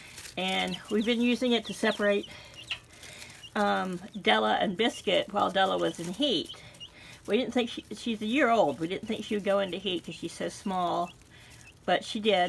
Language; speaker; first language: English; native; English